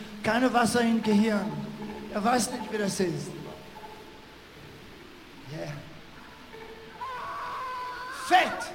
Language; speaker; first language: German; non-native, learner; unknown